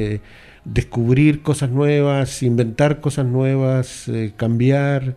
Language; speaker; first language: Spanish; native; Spanish